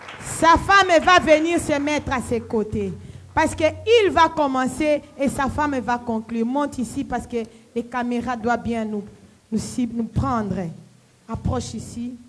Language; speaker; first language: French; non-native, local second language; Lingala